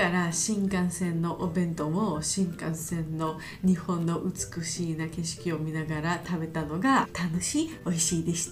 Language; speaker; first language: Japanese; non-native, learner; Georgian